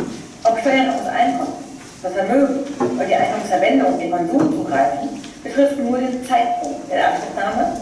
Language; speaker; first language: German; native; German